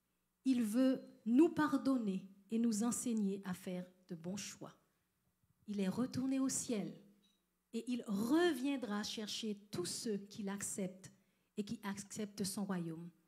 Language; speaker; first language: French; native; French